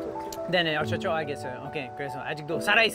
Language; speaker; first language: Korean; non-native, learner; English